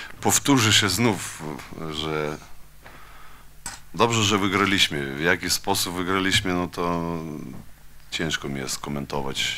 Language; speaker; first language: Polish; non-native, fluent; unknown